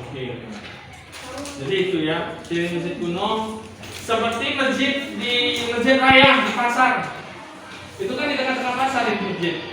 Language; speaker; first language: Indonesian; native; Indonesian